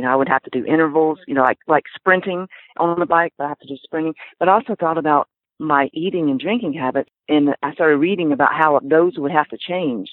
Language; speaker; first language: English; native; English